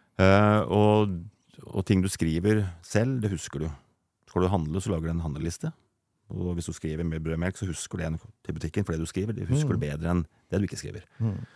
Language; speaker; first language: Norwegian; native; Norwegian